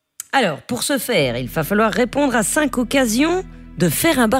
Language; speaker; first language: French; native; French